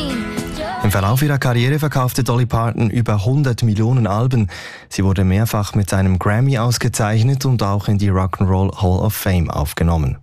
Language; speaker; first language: German; native; German